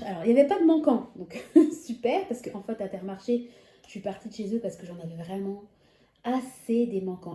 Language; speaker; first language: French; native; French